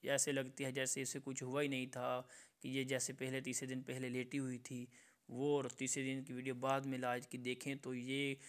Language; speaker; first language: Urdu; non-native, local second language; Punjabi